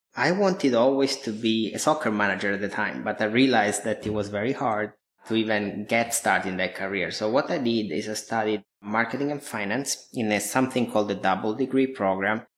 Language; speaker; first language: English; non-native, fluent; Italian